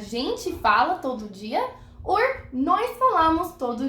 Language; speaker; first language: Portuguese; non-native, fluent; English